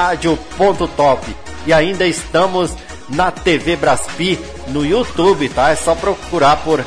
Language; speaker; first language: Portuguese; native; Portuguese